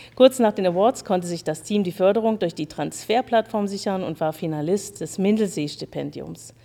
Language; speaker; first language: German; native; German